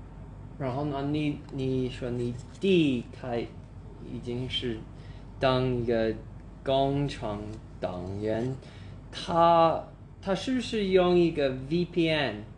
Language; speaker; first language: Chinese; non-native, fluent; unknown